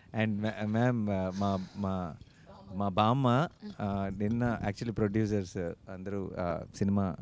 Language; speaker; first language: Telugu; native; Telugu